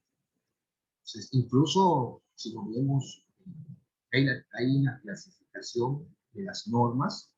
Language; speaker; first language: Spanish; native; Spanish